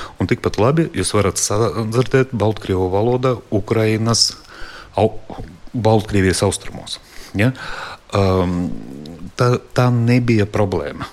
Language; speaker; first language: Latvian; non-native, local second language; Russian